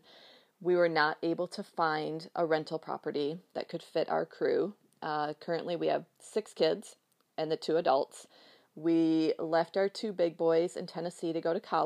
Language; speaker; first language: English; native; English